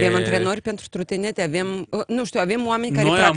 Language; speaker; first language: Romanian; native; Romanian